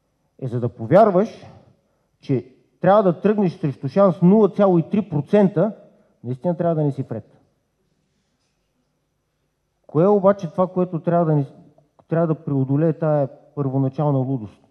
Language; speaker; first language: Bulgarian; native; Bulgarian